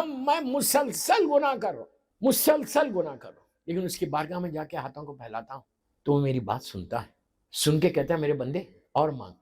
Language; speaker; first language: Urdu; native; Urdu